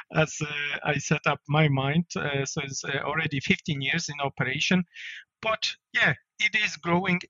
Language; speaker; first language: English; non-native, fluent; Polish